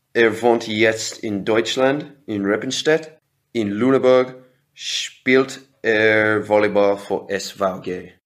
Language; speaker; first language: German; non-native, learner; English